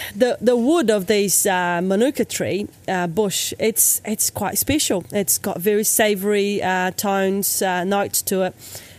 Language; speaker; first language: English; native; English